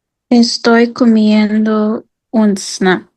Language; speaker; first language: Spanish; non-native, learner; English